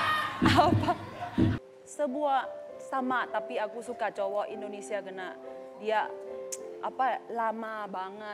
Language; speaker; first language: Indonesian; non-native, learner; Thai